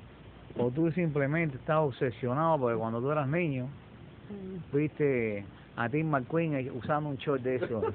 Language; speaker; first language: Spanish; native; Spanish